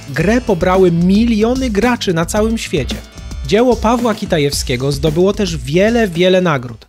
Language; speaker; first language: Polish; native; Polish